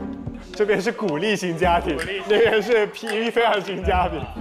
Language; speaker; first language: Chinese; native; Chinese